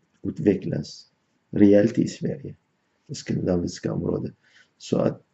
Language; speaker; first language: Swedish; non-native, fluent; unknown